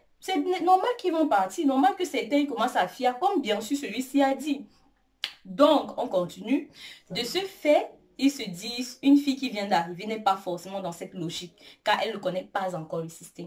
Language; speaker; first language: French; native; French